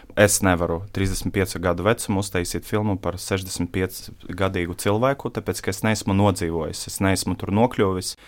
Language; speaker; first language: Latvian; non-native, local second language; Russian